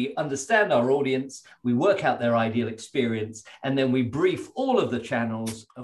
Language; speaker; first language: English; native; English